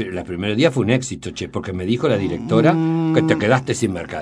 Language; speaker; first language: Spanish; native; Spanish